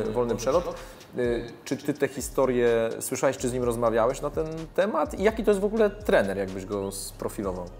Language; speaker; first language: Polish; native; Polish